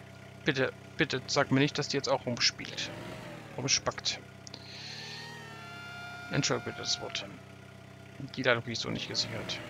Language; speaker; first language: German; native; German